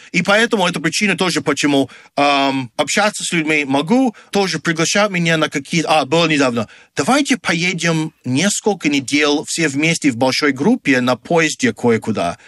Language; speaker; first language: Russian; non-native, fluent; English